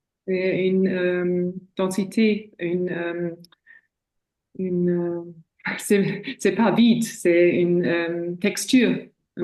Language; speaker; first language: French; non-native, fluent; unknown